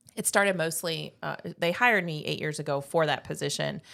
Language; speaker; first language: English; native; English